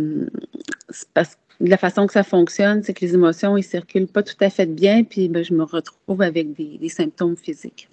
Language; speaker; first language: French; native; French